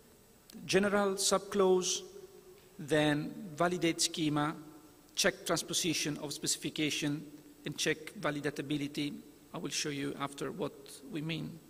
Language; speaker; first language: English; non-native, fluent; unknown